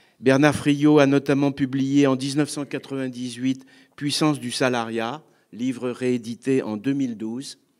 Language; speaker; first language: French; native; French